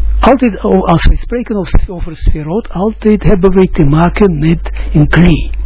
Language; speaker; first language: Dutch; non-native, fluent; Russian